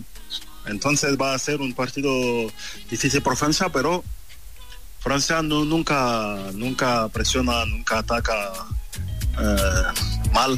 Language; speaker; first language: Spanish; non-native, fluent; French